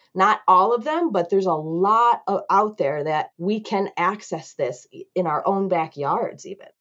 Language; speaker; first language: English; native; English